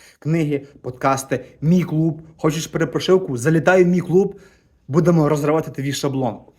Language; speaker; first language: Ukrainian; native; Ukrainian